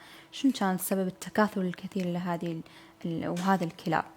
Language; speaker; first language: Arabic; native; Arabic